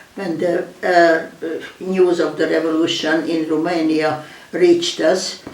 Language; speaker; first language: English; non-native, fluent; Hungarian